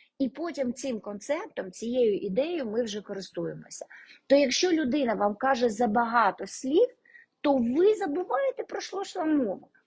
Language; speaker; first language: Ukrainian; non-native, local second language; Russian